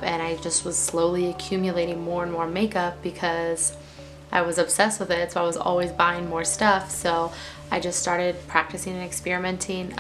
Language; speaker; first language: English; native; English